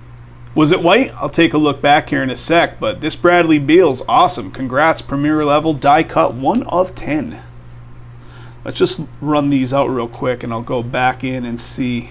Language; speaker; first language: English; native; English